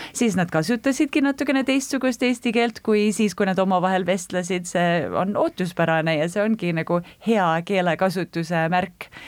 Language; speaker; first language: Estonian; early bilingual, heritage; Estonian